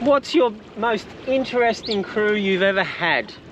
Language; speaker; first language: English; native; English